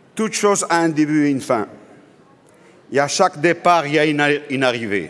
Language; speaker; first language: French; non-native, local second language; Arabic